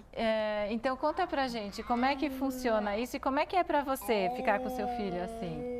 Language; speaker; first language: Portuguese; native; Portuguese